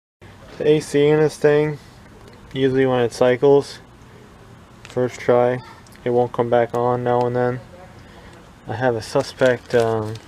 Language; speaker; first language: English; native; English